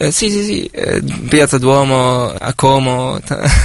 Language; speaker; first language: Italian; non-native, fluent; Arabic